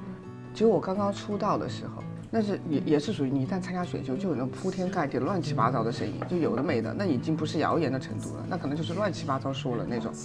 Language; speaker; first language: Chinese; native; Chinese